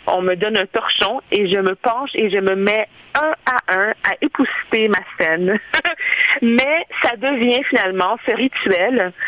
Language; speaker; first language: French; early bilingual, other home language; Haitian Creole